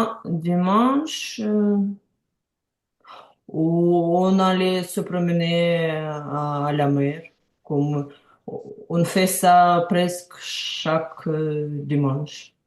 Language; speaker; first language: French; non-native, learner; Ukrainian